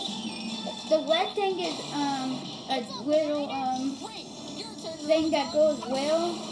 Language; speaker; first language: English; native; English